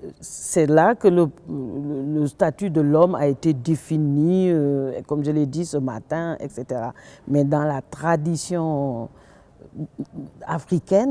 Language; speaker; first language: French; non-native, local second language; Wolof